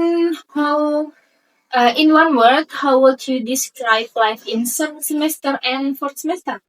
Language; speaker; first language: English; non-native, learner; Indonesian